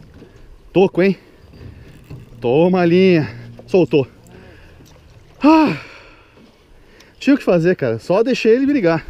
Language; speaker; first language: Portuguese; native; Portuguese